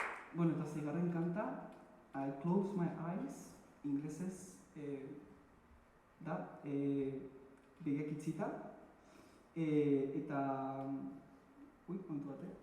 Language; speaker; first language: Basque; early bilingual, other home language; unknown